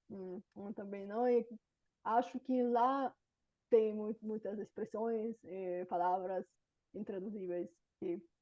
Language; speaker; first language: Portuguese; non-native, fluent; Bulgarian